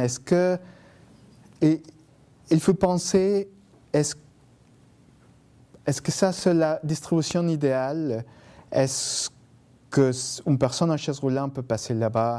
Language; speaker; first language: French; non-native, fluent; Spanish